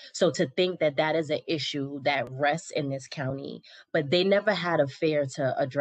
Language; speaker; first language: English; native; English